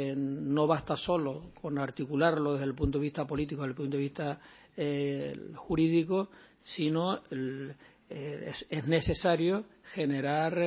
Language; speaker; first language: Spanish; native; Spanish